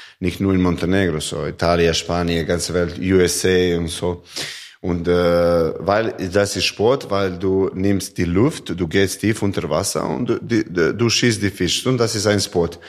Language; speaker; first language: German; non-native, learner; Serbian